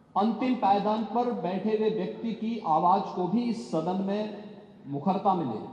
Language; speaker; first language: Hindi; native; Hindi